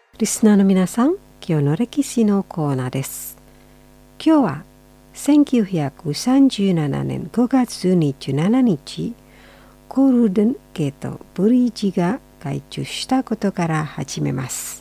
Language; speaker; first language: Japanese; non-native, fluent; Indonesian